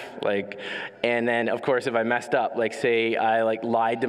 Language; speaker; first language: English; native; English